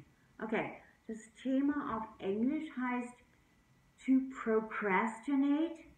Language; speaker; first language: German; non-native, fluent; English